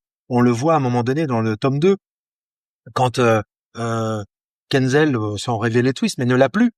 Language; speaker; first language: French; native; French